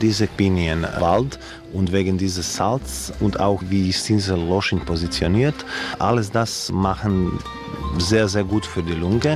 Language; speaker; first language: German; non-native, learner; Croatian